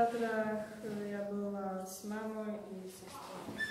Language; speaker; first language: Russian; non-native, learner; Slovak